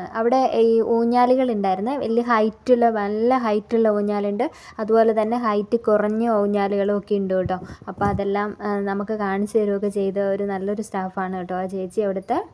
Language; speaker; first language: Malayalam; native; Malayalam